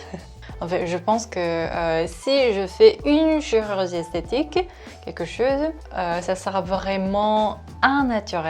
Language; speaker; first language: French; non-native, fluent; Korean